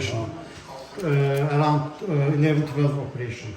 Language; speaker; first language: English; non-native, learner; Azerbaijani